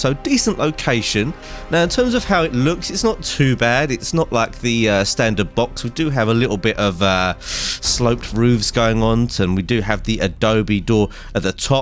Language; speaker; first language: English; native; English